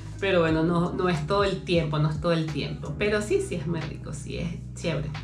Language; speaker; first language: Spanish; native; Spanish